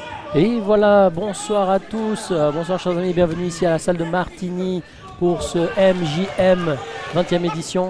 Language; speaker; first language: French; native; French